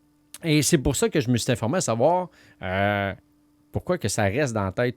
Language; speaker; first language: French; native; French